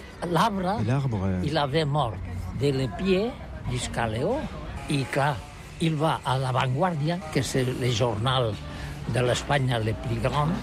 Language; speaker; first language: French; non-native, learner; Catalan